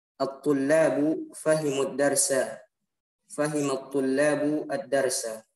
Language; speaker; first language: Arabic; non-native, learner; Indonesian